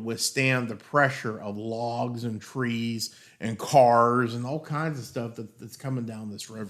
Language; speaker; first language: English; native; English